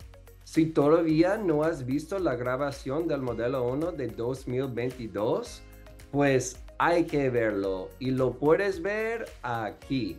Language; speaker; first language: Spanish; non-native, fluent; English